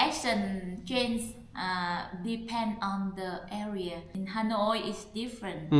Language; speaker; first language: English; non-native, learner; Vietnamese